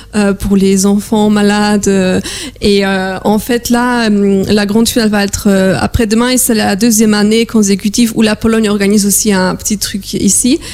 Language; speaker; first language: French; non-native, fluent; Polish